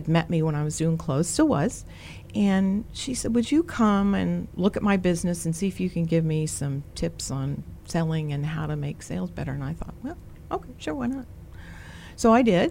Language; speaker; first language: English; native; English